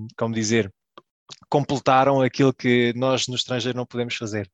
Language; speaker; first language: Portuguese; early bilingual, heritage; Portuguese